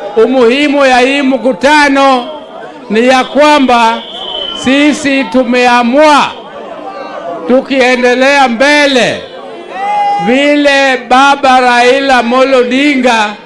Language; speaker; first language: Swahili; non-native, local second language; Luo (Kenya and Tanzania)